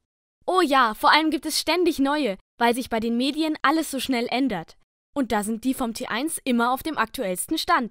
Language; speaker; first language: German; native; German